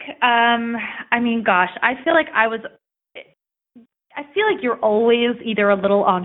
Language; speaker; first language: English; native; English